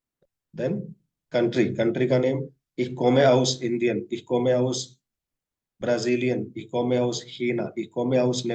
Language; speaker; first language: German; non-native, fluent; Hindi